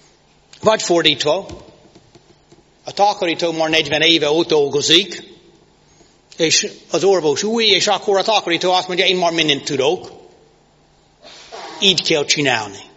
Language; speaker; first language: Hungarian; non-native, fluent; English